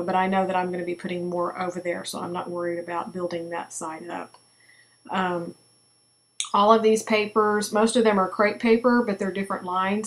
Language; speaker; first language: English; native; English